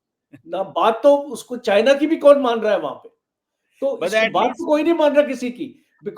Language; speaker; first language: Hindi; native; Hindi